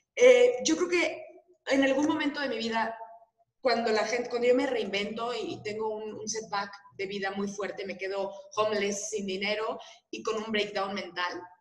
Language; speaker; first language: Spanish; native; Spanish